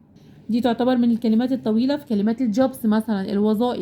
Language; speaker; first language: Arabic; native; Arabic